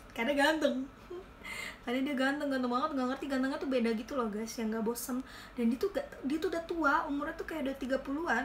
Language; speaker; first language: Indonesian; native; Indonesian